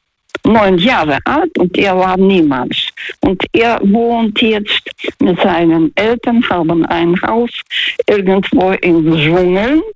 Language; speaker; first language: German; non-native, fluent; Russian